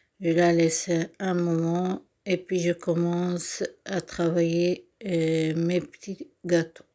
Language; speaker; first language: French; non-native, local second language; Arabic